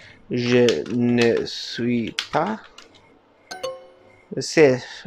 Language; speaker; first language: French; non-native, learner; English